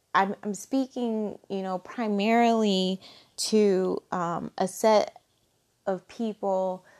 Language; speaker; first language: English; native; English